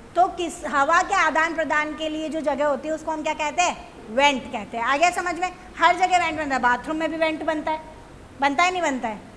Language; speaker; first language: Hindi; native; Hindi